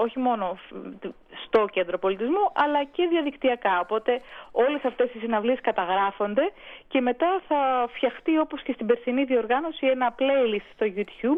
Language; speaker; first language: Greek; native; Greek